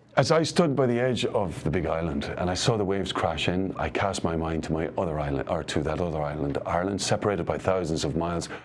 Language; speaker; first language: English; native; English